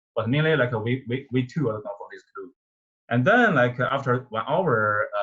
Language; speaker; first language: English; non-native, fluent; Chinese